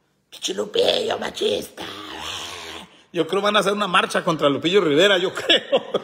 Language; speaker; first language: Spanish; early bilingual, heritage; Spanish